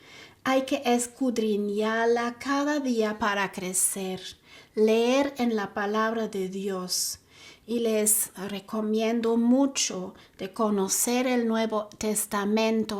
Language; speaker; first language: Spanish; non-native, fluent; German